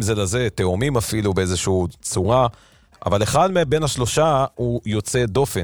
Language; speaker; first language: Hebrew; native; Hebrew